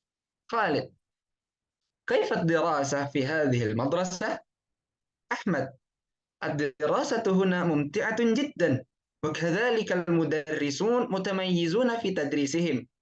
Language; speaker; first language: Arabic; non-native, fluent; Indonesian